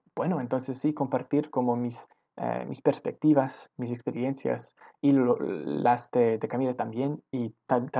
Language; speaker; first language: Spanish; non-native, fluent; English